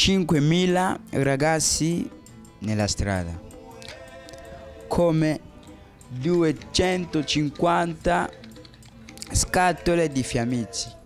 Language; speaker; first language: Italian; non-native, learner; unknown